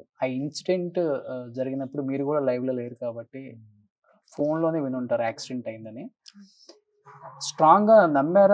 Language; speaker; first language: Telugu; native; Telugu